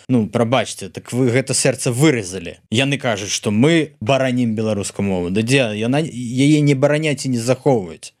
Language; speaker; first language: Belarusian; non-native, local second language; Russian